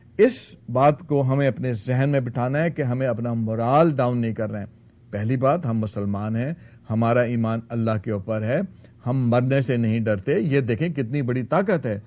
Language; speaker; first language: Urdu; native; Urdu